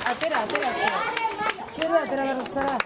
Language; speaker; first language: Basque; native; Basque